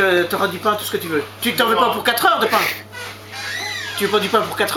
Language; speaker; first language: French; native; French